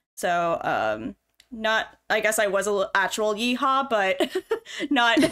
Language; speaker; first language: English; native; English